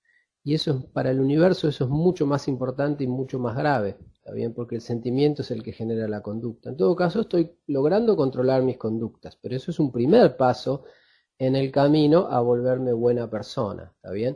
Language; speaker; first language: Spanish; native; Spanish